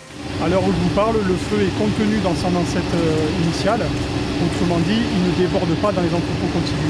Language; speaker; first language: French; native; French